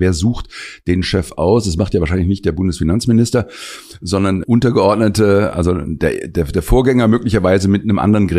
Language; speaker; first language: German; native; German